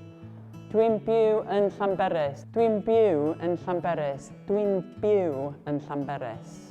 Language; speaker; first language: Welsh; non-native, local second language; English